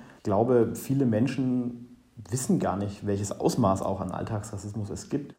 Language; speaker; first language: German; native; German